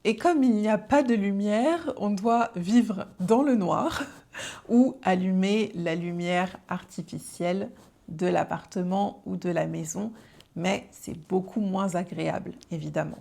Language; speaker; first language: French; native; French